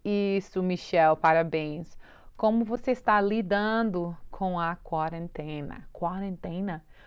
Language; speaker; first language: Portuguese; non-native, learner; English